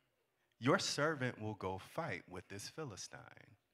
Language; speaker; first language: English; native; English